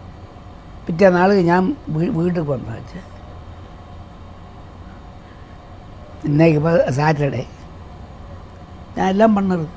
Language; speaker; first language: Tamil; non-native, local second language; Malayalam